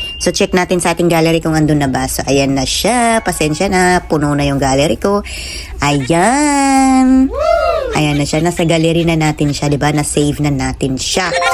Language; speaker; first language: Filipino; non-native, local second language; Cebuano